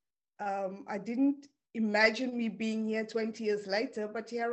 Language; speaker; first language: English; non-native, local second language; Afrikaans